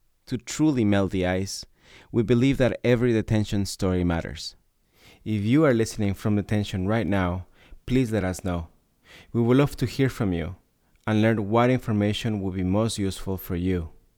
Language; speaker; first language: English; non-native, fluent; Spanish